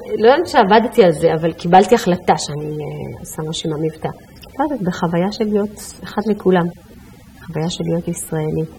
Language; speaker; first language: Hebrew; early bilingual, other home language; Amharic